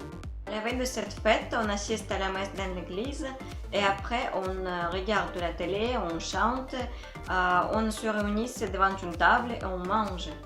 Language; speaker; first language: French; non-native, fluent; Russian